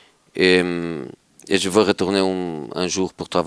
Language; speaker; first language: French; non-native, fluent; Portuguese